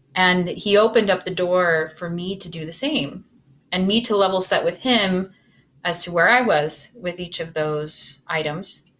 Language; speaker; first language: English; native; English